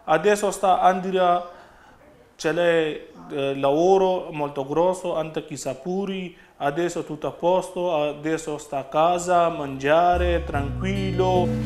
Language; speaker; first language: Italian; non-native, learner; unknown